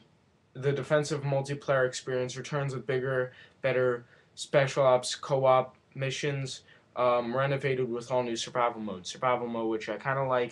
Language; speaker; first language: English; native; English